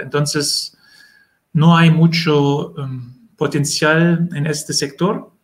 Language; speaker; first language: Spanish; non-native, learner; German